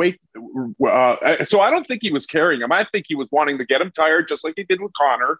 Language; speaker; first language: English; native; English